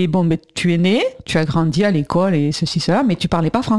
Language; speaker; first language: French; native; French